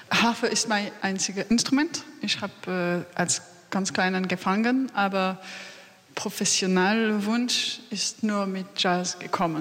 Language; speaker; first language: German; non-native, fluent; French